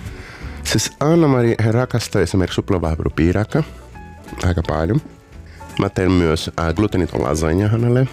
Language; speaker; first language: Finnish; non-native, fluent; Portuguese